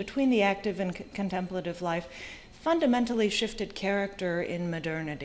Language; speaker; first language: English; native; English